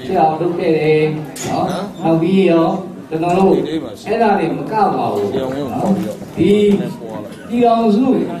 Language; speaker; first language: Burmese; native; Burmese